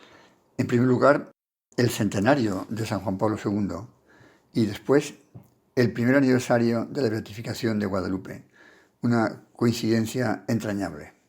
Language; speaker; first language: Spanish; native; Spanish